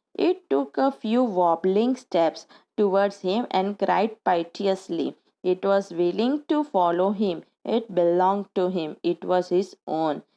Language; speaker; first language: English; non-native, local second language; Gujarati